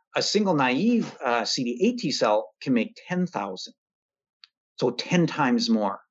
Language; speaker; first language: English; native; English